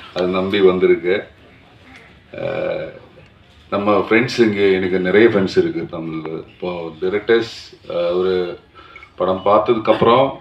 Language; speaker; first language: Tamil; non-native, learner; Malayalam